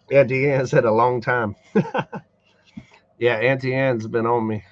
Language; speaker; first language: English; native; English